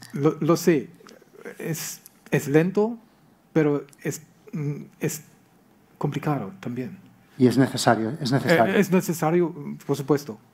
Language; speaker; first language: Spanish; non-native, learner; German